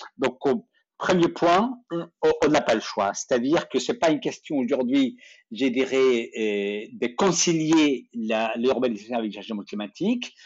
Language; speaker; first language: French; non-native, fluent; Spanish